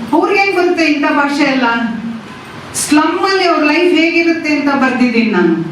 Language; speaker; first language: Kannada; non-native, local second language; Tamil